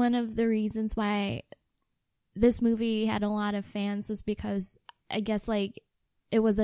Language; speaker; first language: English; non-native, local second language; Filipino